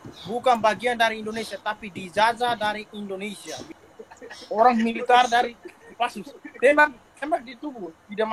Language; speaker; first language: Indonesian; non-native, local second language; Tetum